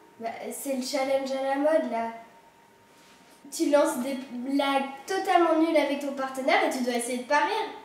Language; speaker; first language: French; native; French